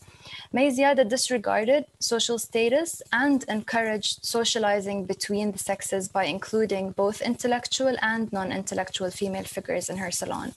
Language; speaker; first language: English; non-native, fluent; Arabic